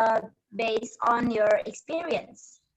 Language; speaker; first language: English; non-native, learner; Indonesian